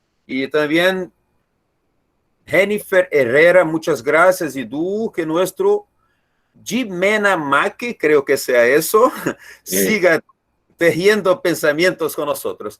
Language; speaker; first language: Spanish; non-native, learner; Portuguese